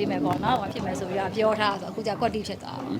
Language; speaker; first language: Burmese; native; Burmese